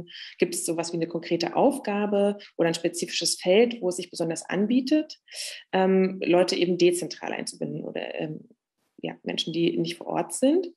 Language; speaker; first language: German; native; German